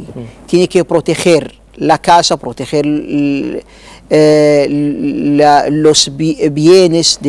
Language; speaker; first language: Spanish; non-native, learner; Arabic